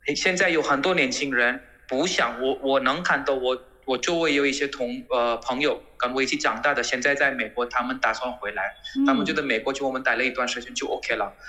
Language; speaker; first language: Chinese; non-native, fluent; Gujarati